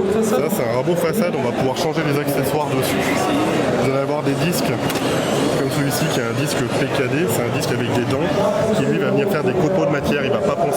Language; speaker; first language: French; native; French